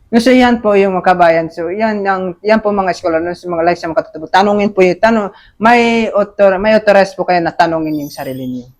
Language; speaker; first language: Filipino; non-native, local second language; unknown